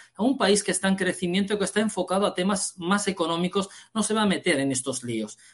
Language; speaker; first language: Spanish; early bilingual, heritage; Arabic